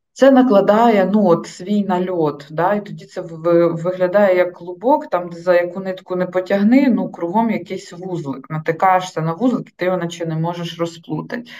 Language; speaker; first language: Ukrainian; native; Ukrainian